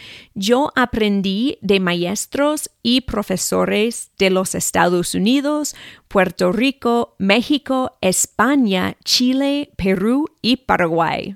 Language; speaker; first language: Spanish; non-native, fluent; English